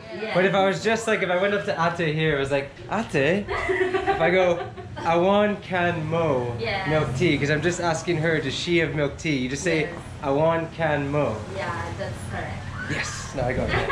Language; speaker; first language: English; native; English